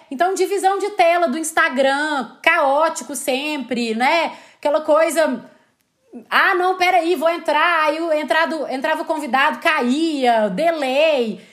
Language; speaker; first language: Portuguese; native; Portuguese